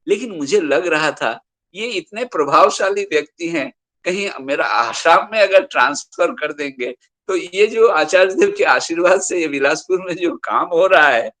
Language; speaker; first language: Hindi; non-native, local second language; Bangla